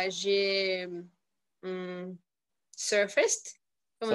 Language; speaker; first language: French; non-native, learner; Russian